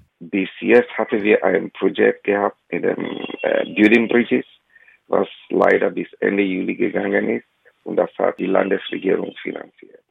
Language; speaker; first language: German; non-native, fluent; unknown